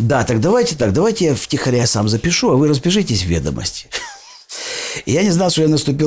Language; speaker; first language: Russian; native; Russian